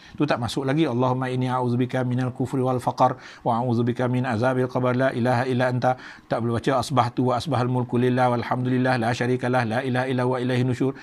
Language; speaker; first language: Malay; native; Malay